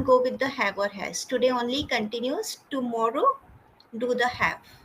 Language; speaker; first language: English; non-native, fluent; Hindi